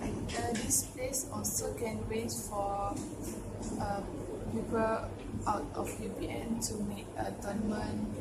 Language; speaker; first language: English; non-native, local second language; Malay